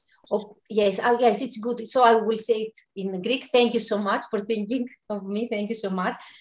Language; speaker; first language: English; non-native, fluent; Greek